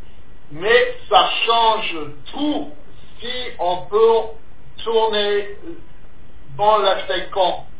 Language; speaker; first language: French; non-native, fluent; English